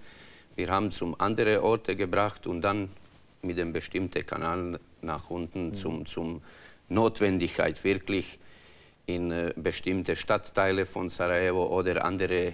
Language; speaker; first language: German; non-native, learner; Croatian